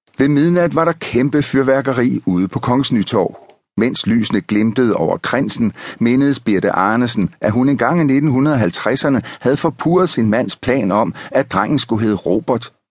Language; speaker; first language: Danish; native; Danish